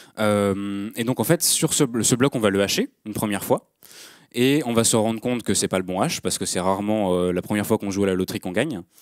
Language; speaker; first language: French; native; French